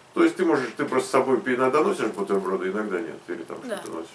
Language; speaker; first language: Russian; native; Russian